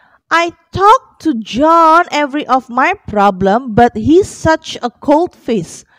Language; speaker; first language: English; non-native, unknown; Indonesian